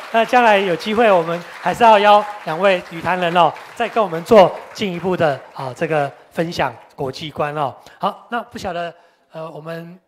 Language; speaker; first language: Chinese; native; Chinese